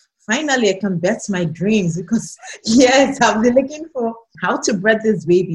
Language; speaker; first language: English; non-native, local second language; Yoruba